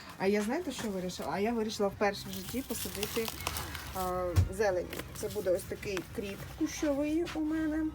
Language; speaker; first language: Ukrainian; non-native, local second language; Russian